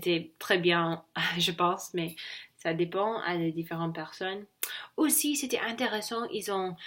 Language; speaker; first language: French; non-native, learner; English